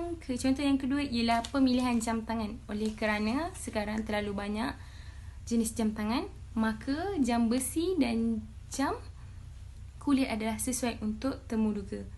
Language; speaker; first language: Malay; native; Malay